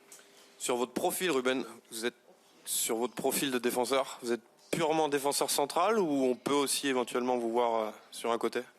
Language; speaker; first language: French; native; French